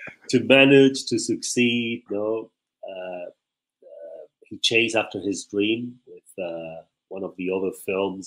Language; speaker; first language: English; non-native, fluent; Spanish